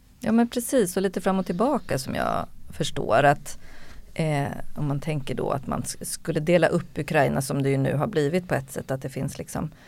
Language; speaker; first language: Swedish; native; Swedish